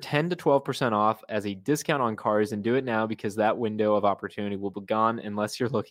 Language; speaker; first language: English; native; English